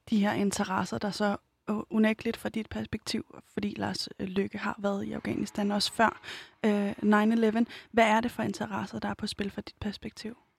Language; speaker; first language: Danish; native; Danish